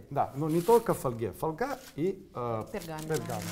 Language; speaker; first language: Russian; non-native, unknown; Italian